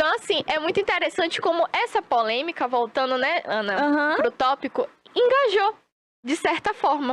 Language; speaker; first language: Portuguese; native; Portuguese